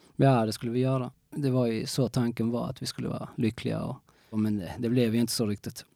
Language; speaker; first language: Swedish; early bilingual, other home language; Spanish